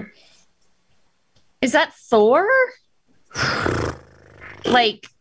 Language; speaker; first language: English; native; English